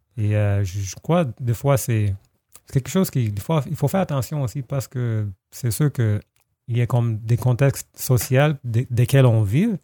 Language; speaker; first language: French; non-native, fluent; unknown